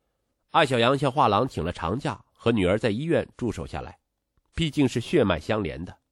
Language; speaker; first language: Chinese; native; Chinese